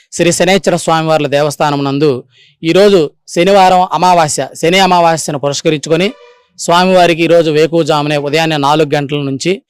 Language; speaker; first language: Telugu; native; Telugu